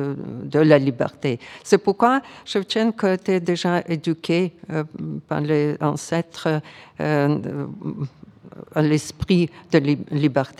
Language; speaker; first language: French; non-native, fluent; Ukrainian